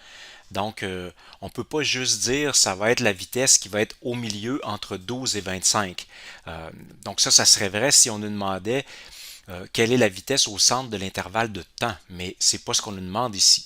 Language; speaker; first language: French; native; French